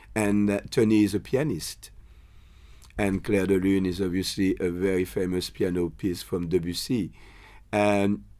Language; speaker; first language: English; non-native, fluent; French